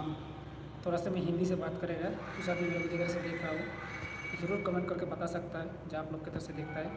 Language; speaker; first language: Hindi; non-native, learner; Bangla